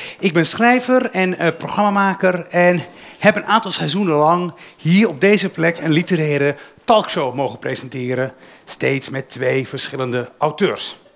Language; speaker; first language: Dutch; early bilingual, other home language; Berber languages